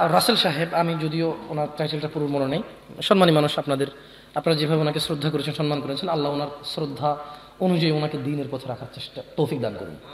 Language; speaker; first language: Bangla; early bilingual, heritage; Bangla